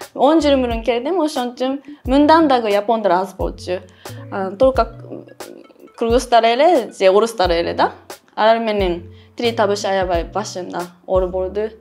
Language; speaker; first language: Kyrgyz; non-native, fluent; Japanese